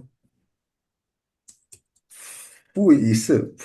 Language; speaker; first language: Chinese; non-native, learner; Indonesian